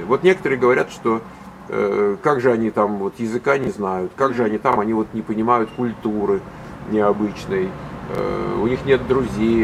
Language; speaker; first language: Russian; native; Russian